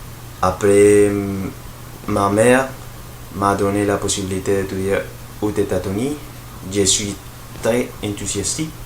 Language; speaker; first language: French; non-native, learner; Spanish